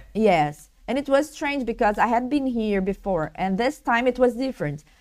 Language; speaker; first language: English; non-native, learner; Portuguese